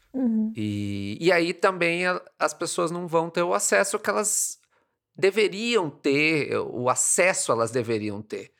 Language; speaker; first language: Portuguese; native; Portuguese